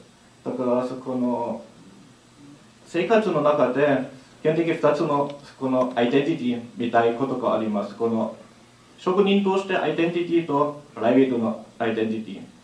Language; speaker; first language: Japanese; non-native, learner; German